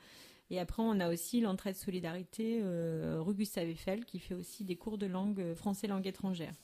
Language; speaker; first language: French; native; French